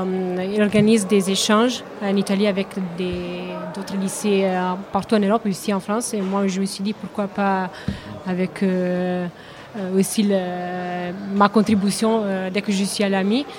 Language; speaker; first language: French; non-native, learner; Italian